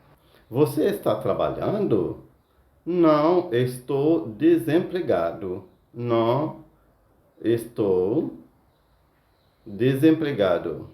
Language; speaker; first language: Portuguese; non-native, fluent; Haitian Creole